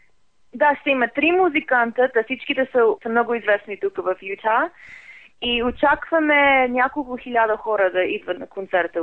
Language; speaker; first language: Bulgarian; non-native, fluent; English